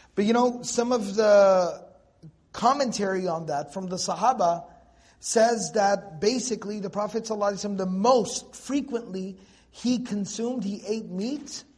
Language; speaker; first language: English; native; English